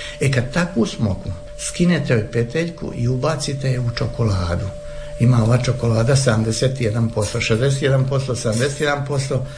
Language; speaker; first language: Serbian; native; Serbian